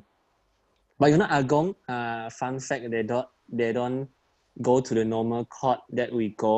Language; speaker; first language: English; non-native, local second language; Chinese